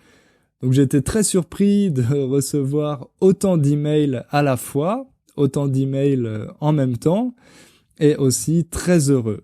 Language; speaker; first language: French; native; French